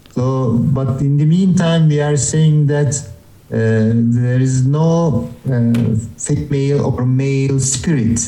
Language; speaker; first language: English; non-native, fluent; Turkish